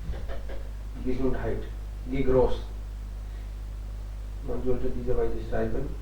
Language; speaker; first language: German; non-native, fluent; Hindi